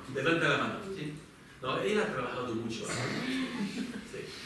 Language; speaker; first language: Spanish; non-native, fluent; French